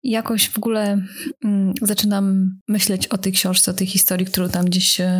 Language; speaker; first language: Polish; native; Polish